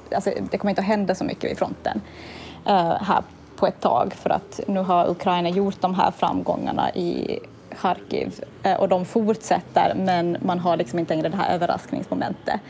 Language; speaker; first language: Swedish; native; Swedish